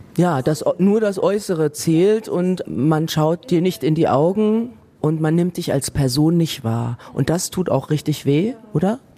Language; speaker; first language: German; native; German